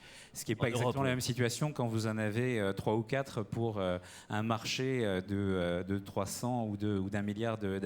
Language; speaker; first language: French; native; French